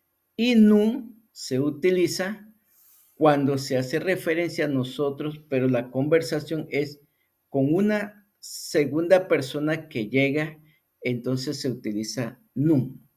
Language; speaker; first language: Spanish; non-native, local second language; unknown